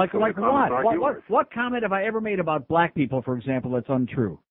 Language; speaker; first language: English; native; English